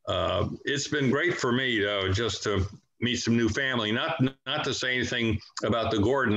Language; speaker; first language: English; native; English